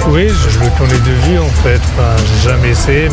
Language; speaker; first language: French; non-native, local second language; Arabic